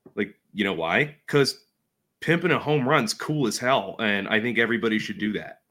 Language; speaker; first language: English; native; English